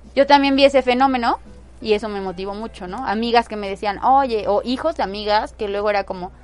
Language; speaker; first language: Spanish; native; Spanish